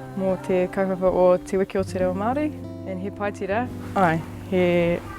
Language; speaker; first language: Māori; non-native, local second language; English